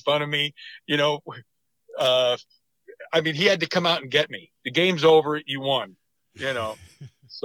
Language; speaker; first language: English; native; English